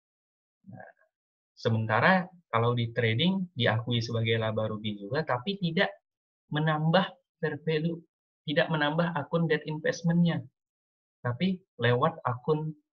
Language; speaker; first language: Indonesian; native; Indonesian